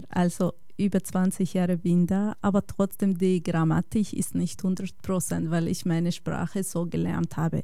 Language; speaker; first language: German; non-native, fluent; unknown